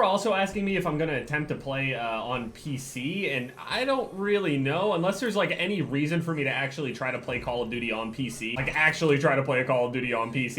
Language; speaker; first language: English; native; English